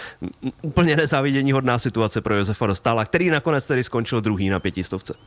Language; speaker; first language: Czech; native; Czech